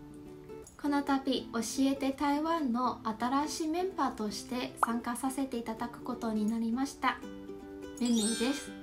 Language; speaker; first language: Japanese; non-native, fluent; Chinese